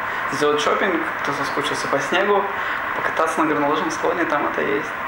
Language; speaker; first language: Russian; native; Russian